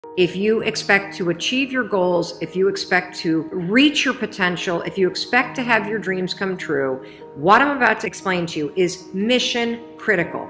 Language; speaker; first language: English; native; English